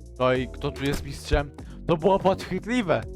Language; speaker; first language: Polish; native; Polish